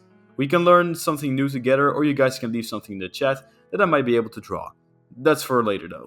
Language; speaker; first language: English; non-native, fluent; Dutch